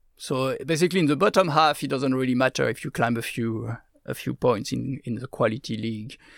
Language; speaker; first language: English; non-native, fluent; French